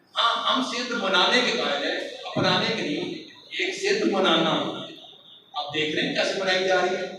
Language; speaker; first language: Urdu; non-native, local second language; Punjabi